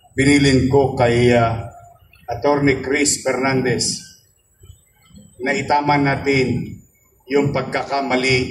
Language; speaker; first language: Filipino; native; Filipino